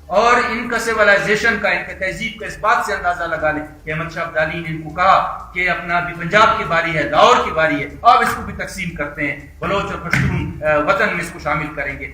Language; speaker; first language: Urdu; non-native, local second language; Baluchi